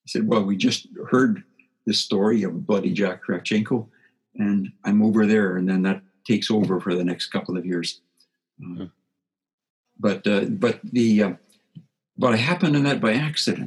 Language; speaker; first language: English; native; English